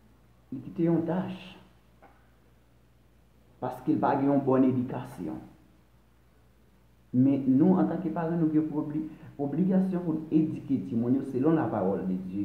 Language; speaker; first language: French; non-native, local second language; Haitian Creole